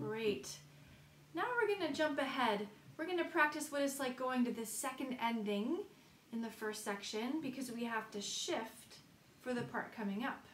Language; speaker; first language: English; native; English